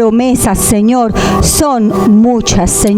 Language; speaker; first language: Spanish; native; Spanish